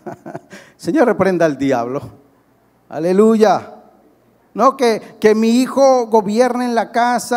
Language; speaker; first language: Spanish; native; Spanish